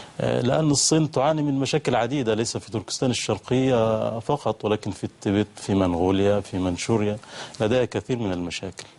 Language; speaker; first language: Arabic; native; Arabic